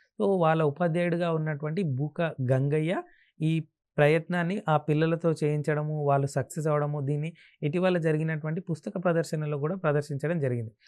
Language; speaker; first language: Telugu; native; Telugu